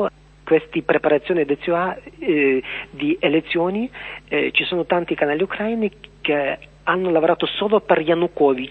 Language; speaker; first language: Italian; non-native, learner; Ukrainian